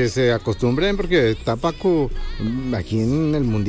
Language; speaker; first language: Spanish; native; Spanish